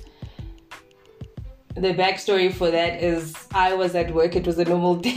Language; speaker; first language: English; non-native, local second language; Zulu